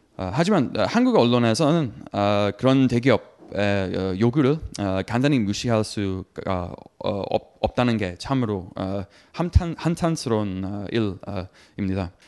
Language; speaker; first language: Korean; non-native, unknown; English